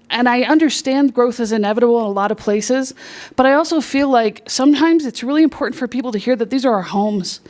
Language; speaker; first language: English; native; English